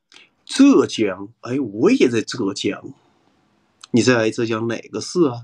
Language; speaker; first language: Chinese; native; Chinese